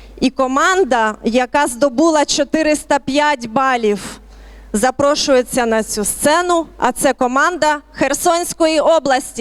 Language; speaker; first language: Ukrainian; native; Ukrainian